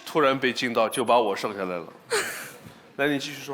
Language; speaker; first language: Chinese; native; Chinese